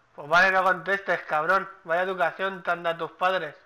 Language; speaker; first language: Spanish; native; Spanish